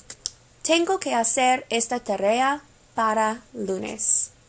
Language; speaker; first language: Spanish; non-native, fluent; English